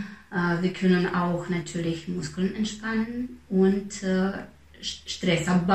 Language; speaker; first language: German; non-native, fluent; Russian